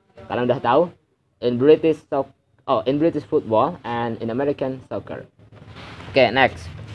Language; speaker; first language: English; non-native, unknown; Indonesian